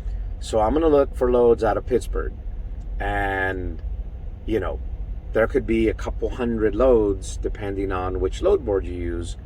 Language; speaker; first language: English; native; English